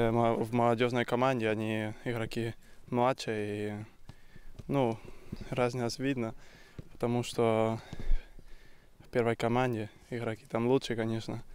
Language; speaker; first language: Russian; non-native, local second language; Ukrainian